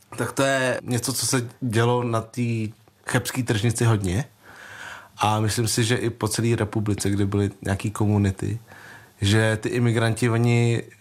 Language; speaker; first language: Czech; early bilingual, other home language; Vietnamese